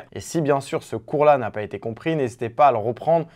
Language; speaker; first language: French; native; French